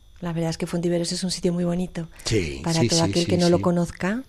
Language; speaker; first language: Spanish; native; Spanish